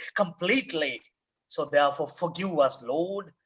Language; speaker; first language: English; non-native, local second language; Sinhala